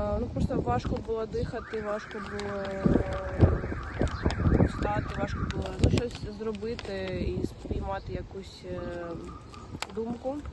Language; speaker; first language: Ukrainian; non-native, local second language; Russian